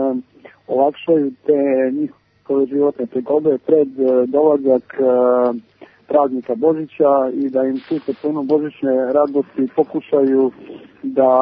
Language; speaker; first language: Serbian; native; Serbian